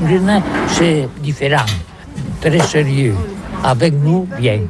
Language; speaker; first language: French; non-native, learner; Catalan